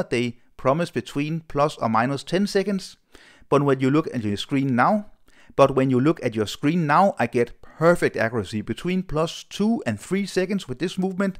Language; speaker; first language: English; non-native, fluent; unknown